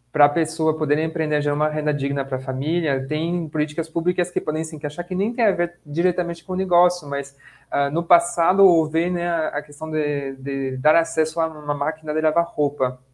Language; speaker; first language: Portuguese; non-native, fluent; French